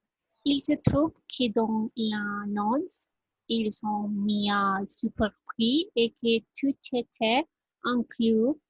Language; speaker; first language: French; non-native, learner; Spanish